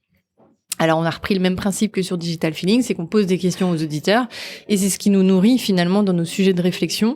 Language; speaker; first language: French; native; French